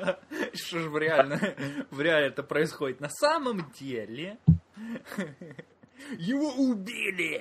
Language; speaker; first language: Russian; native; Russian